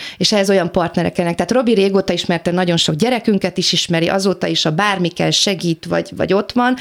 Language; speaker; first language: Hungarian; native; Hungarian